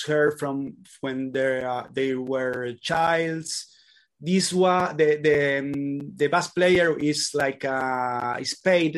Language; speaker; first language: English; non-native, learner; Spanish